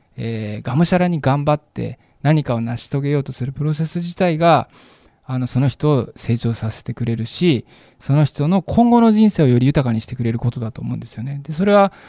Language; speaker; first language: Japanese; native; Japanese